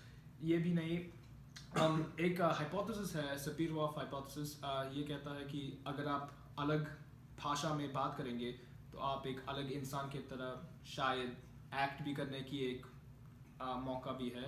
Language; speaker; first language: Hindi; non-native, learner; Malayalam